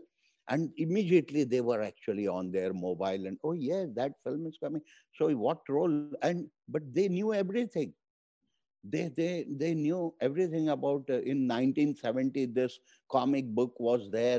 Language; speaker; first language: English; non-native, local second language; Hindi